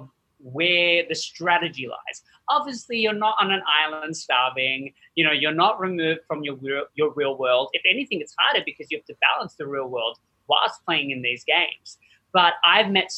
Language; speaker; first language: English; native; English